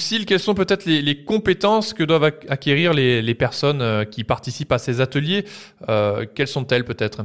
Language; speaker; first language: French; native; French